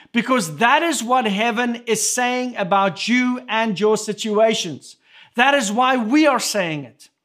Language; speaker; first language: English; non-native, local second language; Afrikaans